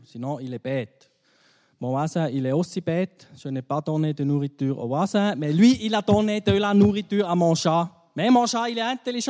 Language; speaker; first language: French; non-native, fluent; German